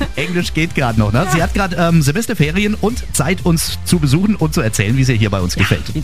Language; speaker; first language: German; native; German